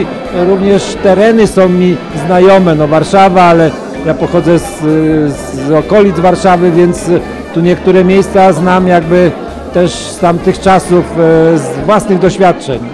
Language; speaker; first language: Polish; native; Polish